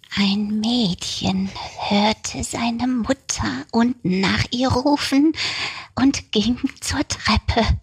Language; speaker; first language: German; early bilingual, other home language; Turkish